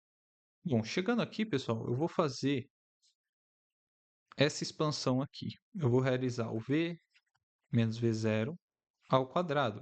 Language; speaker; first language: Portuguese; native; Portuguese